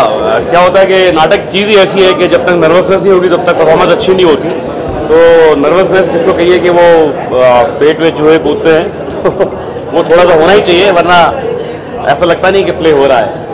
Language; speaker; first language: Hindi; native; Hindi